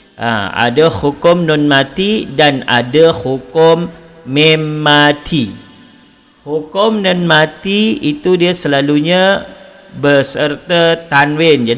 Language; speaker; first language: Malay; native; Malay